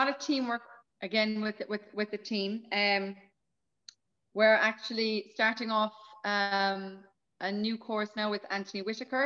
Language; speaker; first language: English; native; English